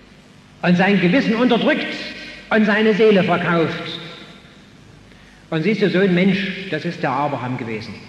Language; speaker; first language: German; native; German